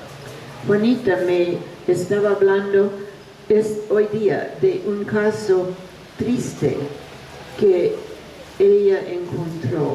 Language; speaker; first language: Spanish; non-native, fluent; English